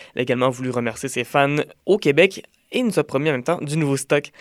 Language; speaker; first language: French; native; French